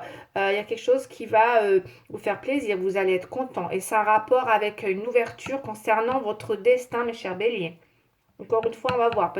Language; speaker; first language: French; native; French